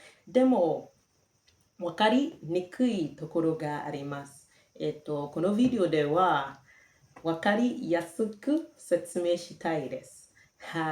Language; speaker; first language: Japanese; non-native, learner; English